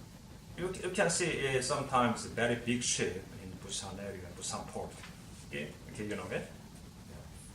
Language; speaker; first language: English; non-native, learner; Korean